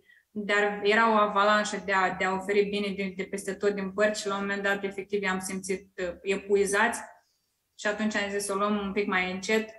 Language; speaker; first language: Romanian; native; Romanian